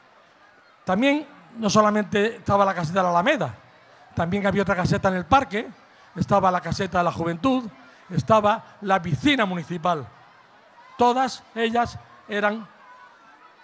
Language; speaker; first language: Spanish; native; Spanish